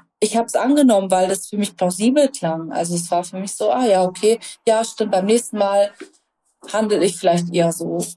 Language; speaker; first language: German; early bilingual, other home language; Russian